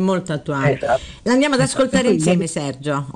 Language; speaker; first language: Italian; native; Italian